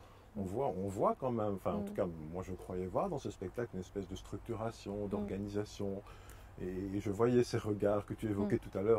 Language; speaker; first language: French; native; French